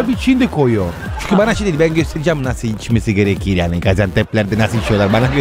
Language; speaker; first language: Turkish; non-native, fluent; Italian